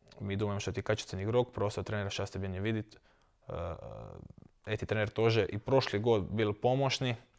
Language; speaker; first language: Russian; non-native, learner; Croatian